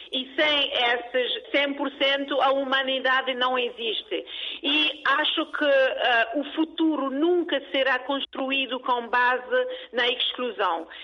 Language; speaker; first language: Portuguese; early bilingual, other home language; Kabuverdianu